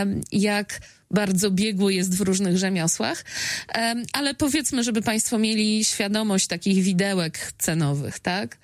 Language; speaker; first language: Polish; native; Polish